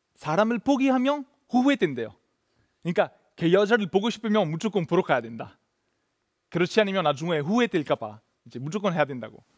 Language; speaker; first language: Korean; non-native, fluent; Italian